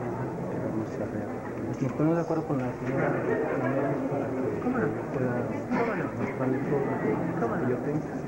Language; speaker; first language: Spanish; native; Spanish